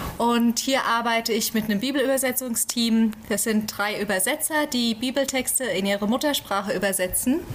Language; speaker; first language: German; native; German